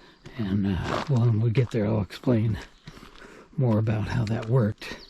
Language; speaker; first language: English; native; English